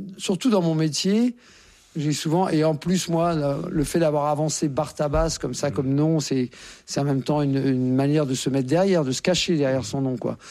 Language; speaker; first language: French; native; French